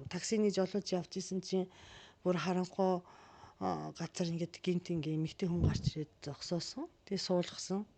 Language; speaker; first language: Mongolian; non-native, fluent; Japanese